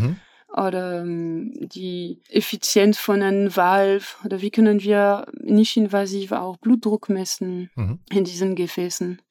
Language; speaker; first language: German; non-native, fluent; French